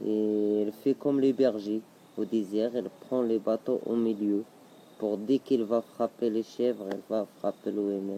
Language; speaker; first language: French; non-native, local second language; Arabic